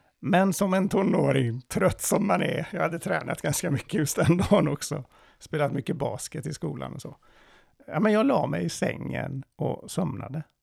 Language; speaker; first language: Swedish; non-native, fluent; Persian